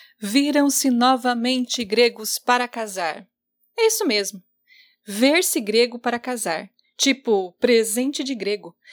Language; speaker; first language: Portuguese; native; Portuguese